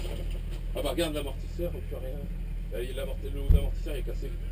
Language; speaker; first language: French; native; French